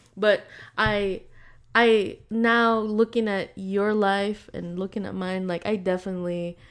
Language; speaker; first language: English; non-native, local second language; Filipino